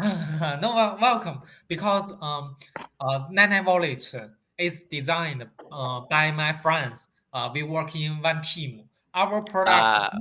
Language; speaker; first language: English; non-native, learner; Chinese